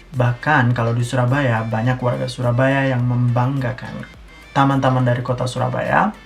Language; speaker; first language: Indonesian; native; Indonesian